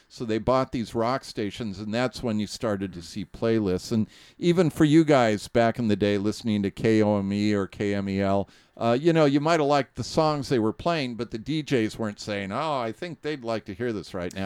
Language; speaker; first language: English; native; English